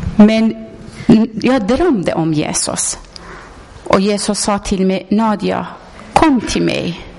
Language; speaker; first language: Swedish; non-native, learner; Persian